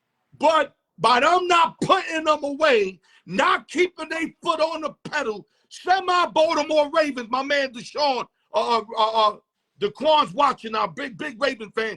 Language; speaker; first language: English; native; English